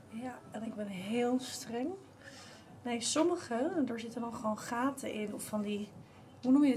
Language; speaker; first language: Dutch; native; Dutch